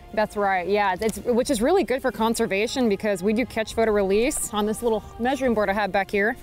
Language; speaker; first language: English; native; English